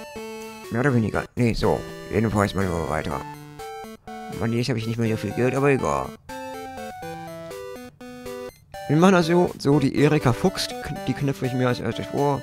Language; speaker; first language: German; native; German